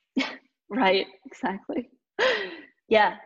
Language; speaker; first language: English; native; English